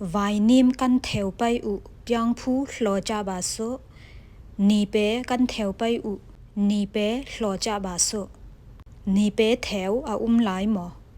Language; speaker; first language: Burmese; non-native, local second language; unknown